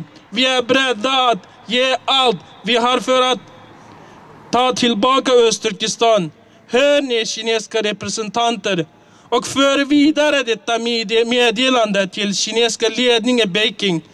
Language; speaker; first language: Swedish; non-native, fluent; Uyghur